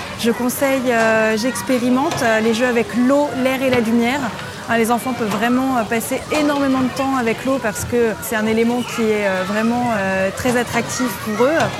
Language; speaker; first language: French; native; French